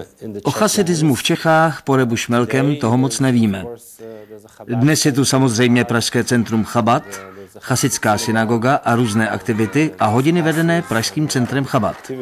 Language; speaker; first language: Czech; native; Czech